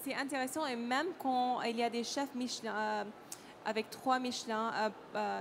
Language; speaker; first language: French; non-native, learner; Arabic